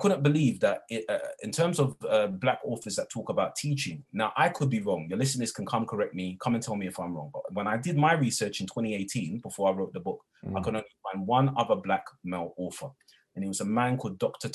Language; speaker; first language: English; native; English